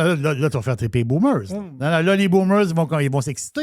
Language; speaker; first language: French; native; French